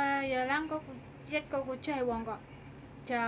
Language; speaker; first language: Cantonese; non-native, fluent; Javanese